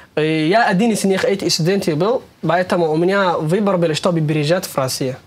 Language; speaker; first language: Russian; non-native, fluent; Somali